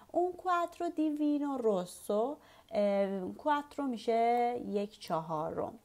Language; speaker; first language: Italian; non-native, fluent; Persian